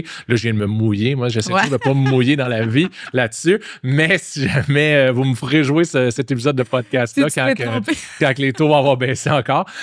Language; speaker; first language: French; native; French